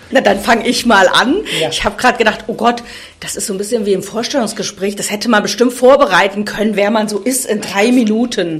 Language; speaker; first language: German; native; German